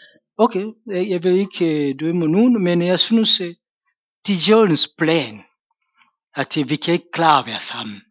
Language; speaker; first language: Danish; non-native, fluent; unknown